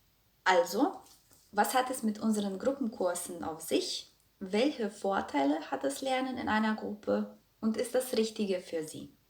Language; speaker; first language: German; non-native, fluent; Croatian